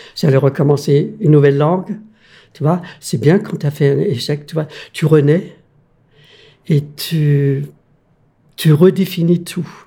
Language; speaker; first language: French; non-native, fluent; Danish